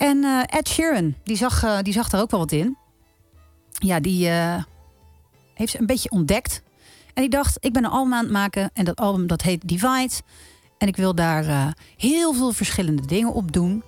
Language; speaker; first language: Dutch; native; Dutch